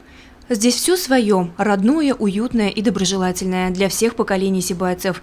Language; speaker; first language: Russian; native; Russian